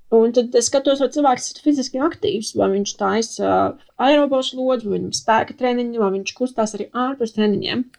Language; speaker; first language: Latvian; non-native, local second language; Russian